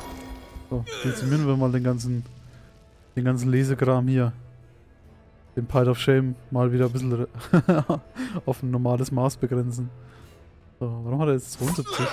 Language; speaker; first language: German; native; German